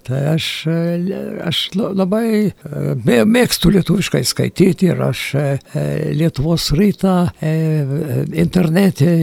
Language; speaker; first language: Lithuanian; non-native, local second language; Yiddish